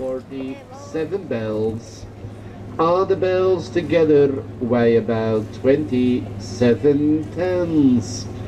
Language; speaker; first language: English; non-native, fluent; Dutch